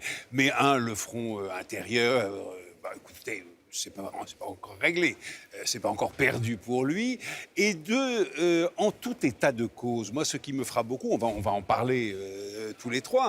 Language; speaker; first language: French; native; French